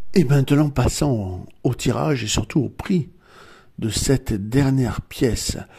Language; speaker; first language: French; native; French